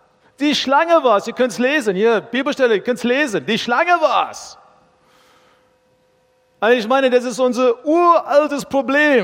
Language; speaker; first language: German; non-native, fluent; English